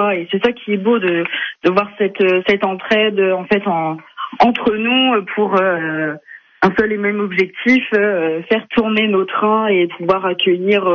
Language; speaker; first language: French; native; French